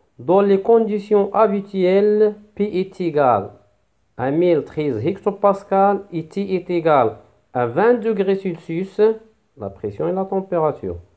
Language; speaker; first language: French; non-native, local second language; Arabic